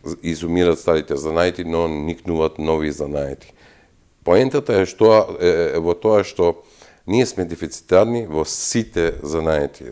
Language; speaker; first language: Macedonian; non-native, local second language; Albanian